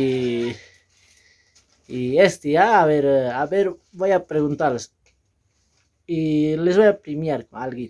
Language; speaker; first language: Spanish; native; Spanish